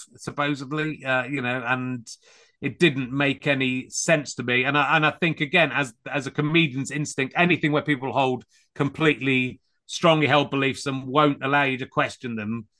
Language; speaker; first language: English; native; English